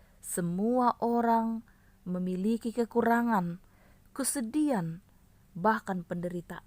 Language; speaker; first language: Malay; native; Malay